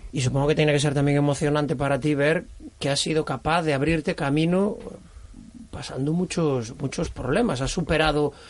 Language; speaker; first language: Spanish; native; Spanish